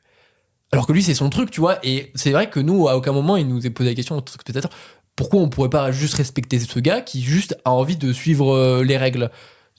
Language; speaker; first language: French; native; French